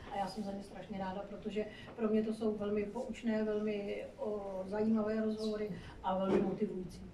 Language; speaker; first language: Czech; non-native, fluent; Hindi